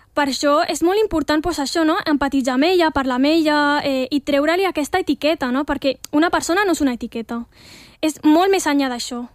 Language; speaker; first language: Catalan; early bilingual, other home language; Arabic